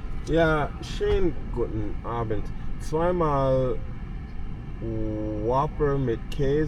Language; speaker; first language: German; non-native, fluent; English